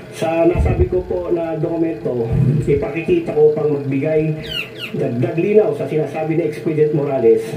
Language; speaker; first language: Filipino; non-native, local second language; Cebuano